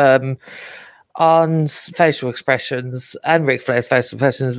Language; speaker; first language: English; native; English